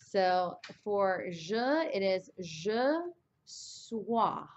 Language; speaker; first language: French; non-native, fluent; English